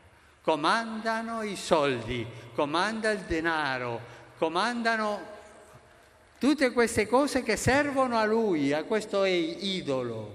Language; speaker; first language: Italian; non-native, fluent; Spanish